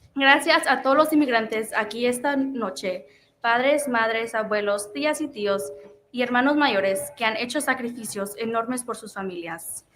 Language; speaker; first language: Spanish; early bilingual, heritage; Spanish